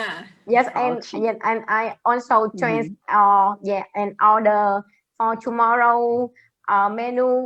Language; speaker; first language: English; non-native, learner; Vietnamese